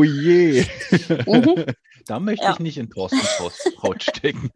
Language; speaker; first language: German; native; German